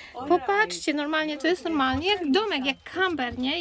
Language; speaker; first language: Polish; native; Polish